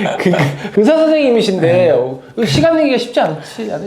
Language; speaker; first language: Korean; native; Korean